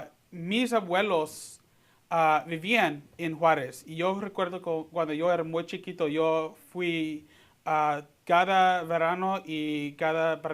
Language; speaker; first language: Spanish; early bilingual, heritage; Spanish